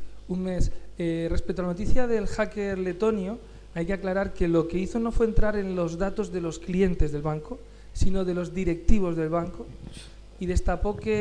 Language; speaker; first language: Spanish; native; Spanish